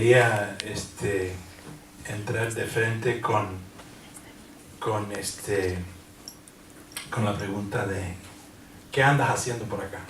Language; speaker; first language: Spanish; non-native, fluent; English